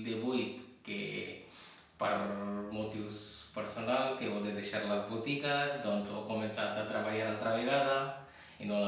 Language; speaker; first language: Catalan; non-native, fluent; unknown